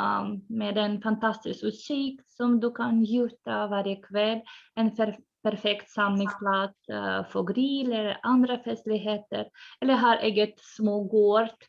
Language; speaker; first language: Swedish; non-native, fluent; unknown